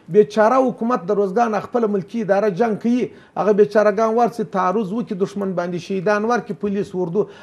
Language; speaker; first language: Pashto; native; Pashto